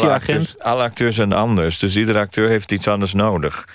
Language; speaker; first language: Dutch; non-native, fluent; Portuguese